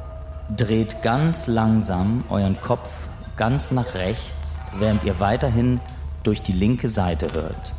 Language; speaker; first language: German; native; German